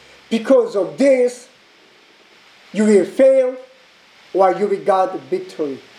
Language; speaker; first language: English; non-native, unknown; Korean